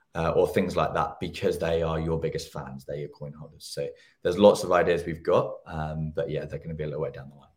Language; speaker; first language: English; native; English